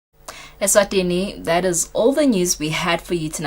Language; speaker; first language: English; non-native, local second language; Swati